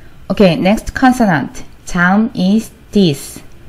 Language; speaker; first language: English; non-native, fluent; Korean